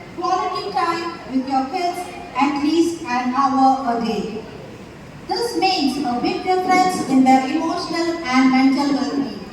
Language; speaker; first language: English; non-native, local second language; Malayalam